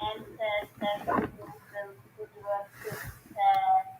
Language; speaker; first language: Arabic; non-native, learner; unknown